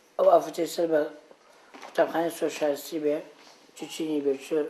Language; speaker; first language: Central Kurdish; non-native, local second language; Arabic